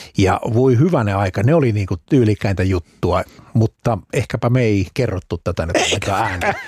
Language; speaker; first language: Finnish; native; Finnish